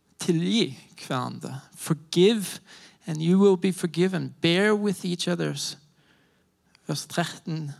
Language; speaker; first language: Norwegian; non-native, fluent; English